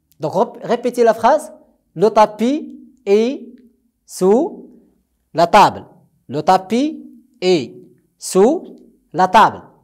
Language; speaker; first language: French; non-native, local second language; Arabic